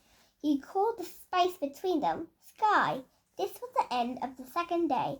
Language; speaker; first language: English; native; English